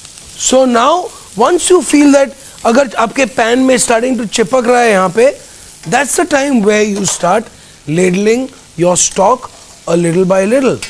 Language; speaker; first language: English; non-native, local second language; Hindi